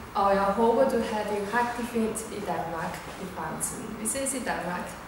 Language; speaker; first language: Danish; non-native, fluent; Chinese